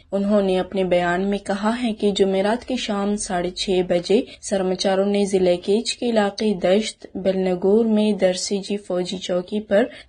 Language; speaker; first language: Urdu; non-native, local second language; Baluchi